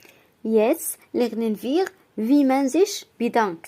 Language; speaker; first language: German; non-native, fluent; Arabic